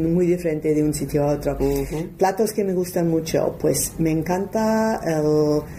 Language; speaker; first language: Spanish; non-native, fluent; English